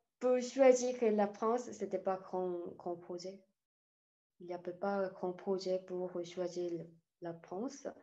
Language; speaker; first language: French; non-native, learner; Korean